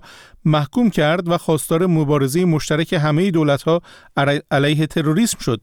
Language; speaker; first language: Persian; native; Persian